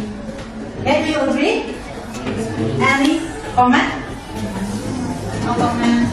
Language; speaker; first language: English; non-native, learner; Indonesian